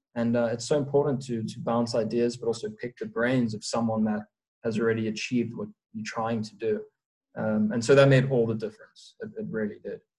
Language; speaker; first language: English; native; English